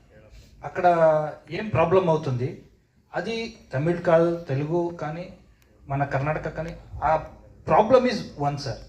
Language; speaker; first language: Telugu; non-native, learner; Kannada